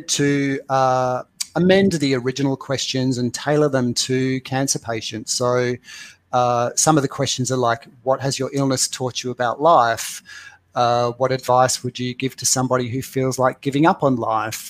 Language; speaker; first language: English; native; English